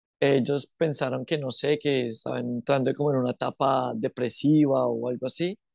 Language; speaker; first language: Spanish; native; Spanish